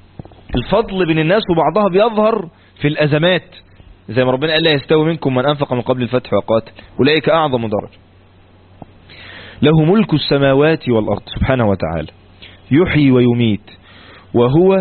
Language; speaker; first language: Arabic; native; Arabic